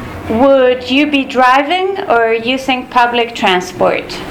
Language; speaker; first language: English; non-native, fluent; Spanish